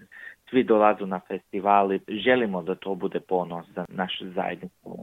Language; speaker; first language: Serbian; early bilingual, heritage; English